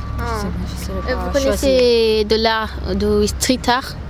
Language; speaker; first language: French; non-native, learner; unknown